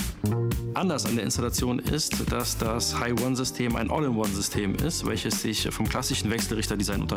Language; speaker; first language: German; native; German